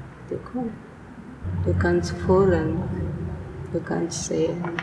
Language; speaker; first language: German; non-native, learner; Telugu